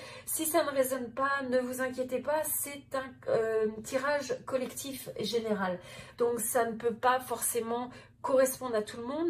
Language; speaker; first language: French; native; French